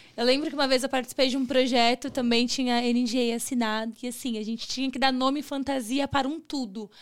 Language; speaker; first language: Portuguese; native; Portuguese